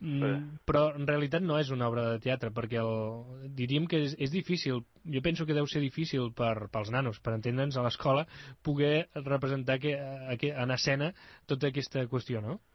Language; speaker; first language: Catalan; native; Catalan